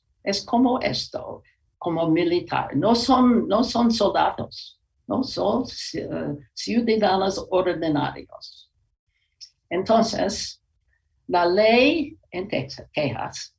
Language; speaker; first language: Spanish; non-native, learner; English